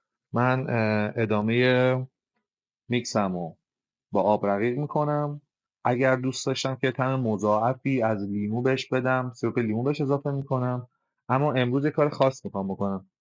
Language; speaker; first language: Persian; native; Persian